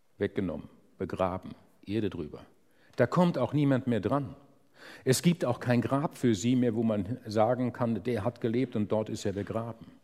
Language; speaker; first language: German; native; German